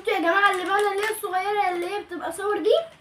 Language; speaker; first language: Arabic; native; Arabic